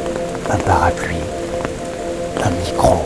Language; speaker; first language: French; native; French